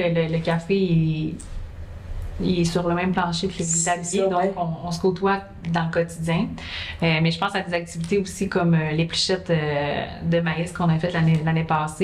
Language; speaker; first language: French; native; French